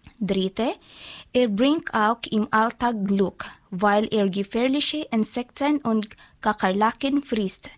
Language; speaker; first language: German; non-native, learner; Filipino